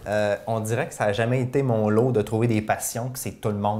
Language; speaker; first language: French; native; French